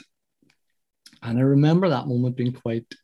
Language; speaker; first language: English; native; English